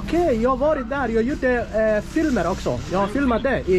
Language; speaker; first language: Swedish; non-native, learner; Somali